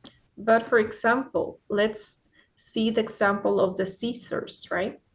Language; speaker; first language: English; non-native, fluent; Spanish